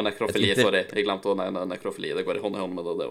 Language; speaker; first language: Norwegian; native; Norwegian